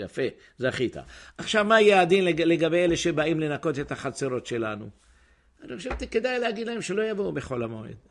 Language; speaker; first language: Hebrew; native; Hebrew